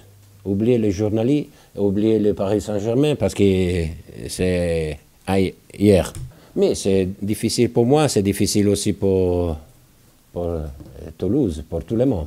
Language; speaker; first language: French; non-native, fluent; Italian